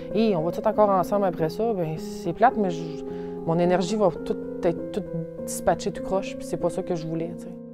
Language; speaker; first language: French; native; French